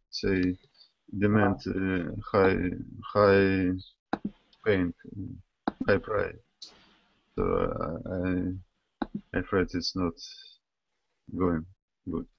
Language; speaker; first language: English; non-native, learner; Russian